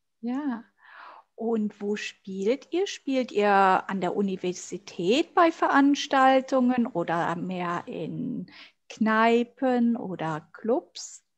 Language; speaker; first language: German; native; German